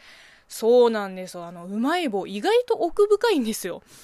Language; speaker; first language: Japanese; non-native, fluent; Chinese